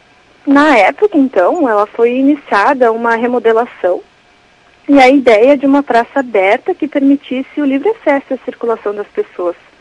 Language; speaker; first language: Portuguese; native; Portuguese